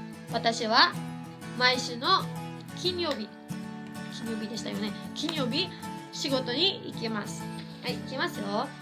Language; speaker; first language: Japanese; non-native, fluent; Cebuano